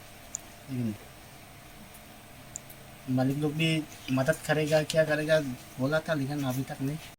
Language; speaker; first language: Hindi; non-native, local second language; Garo